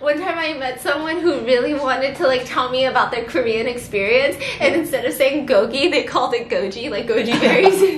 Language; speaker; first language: English; early bilingual, other home language; Korean